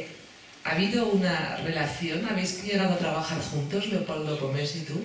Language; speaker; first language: Spanish; native; Spanish